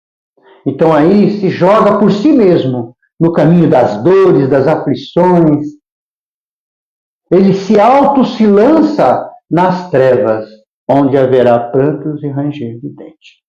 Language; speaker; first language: Portuguese; native; Portuguese